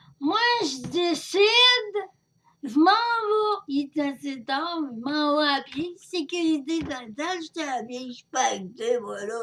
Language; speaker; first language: French; native; French